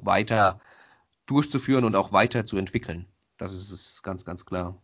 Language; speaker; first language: German; native; German